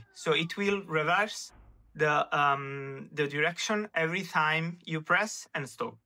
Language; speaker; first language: English; non-native, fluent; Italian